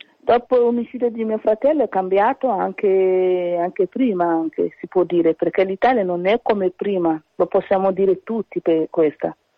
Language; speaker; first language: Italian; early bilingual, other home language; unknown